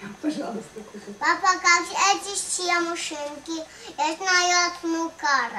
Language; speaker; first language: Russian; early bilingual, heritage; Russian